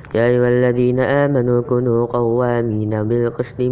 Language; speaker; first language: Arabic; non-native, learner; Indonesian